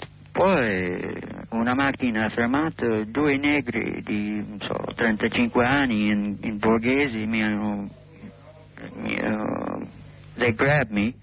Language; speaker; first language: Italian; non-native, learner; English